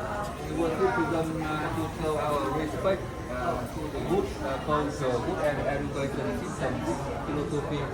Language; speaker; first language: English; non-native, fluent; Vietnamese